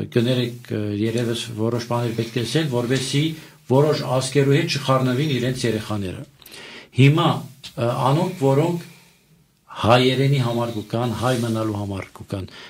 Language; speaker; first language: Armenian; early bilingual, heritage; Armenian